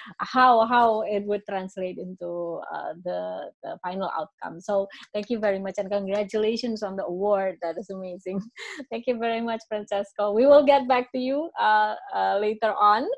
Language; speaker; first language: English; non-native, fluent; Indonesian